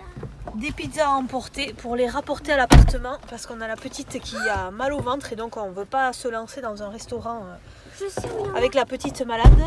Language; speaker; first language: French; native; French